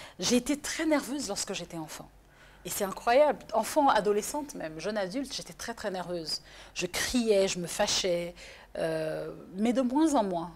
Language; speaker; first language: French; native; French